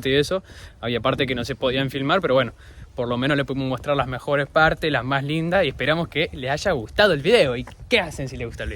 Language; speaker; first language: Spanish; native; Spanish